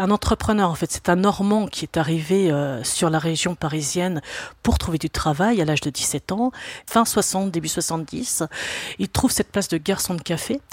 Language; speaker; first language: French; native; French